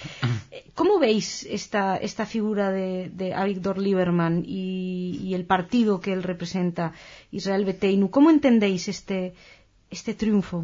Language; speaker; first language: Spanish; native; Spanish